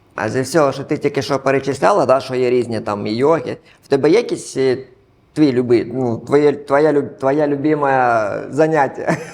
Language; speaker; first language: Ukrainian; non-native, local second language; Russian